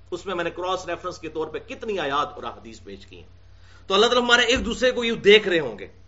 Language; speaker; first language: Urdu; non-native, local second language; Punjabi